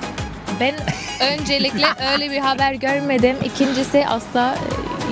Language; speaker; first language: Turkish; non-native, fluent; English